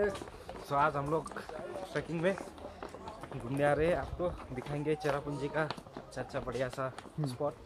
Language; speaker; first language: Hindi; non-native, local second language; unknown